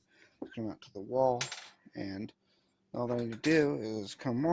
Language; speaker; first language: English; native; English